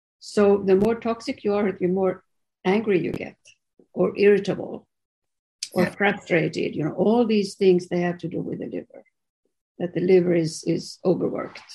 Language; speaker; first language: English; non-native, fluent; Swedish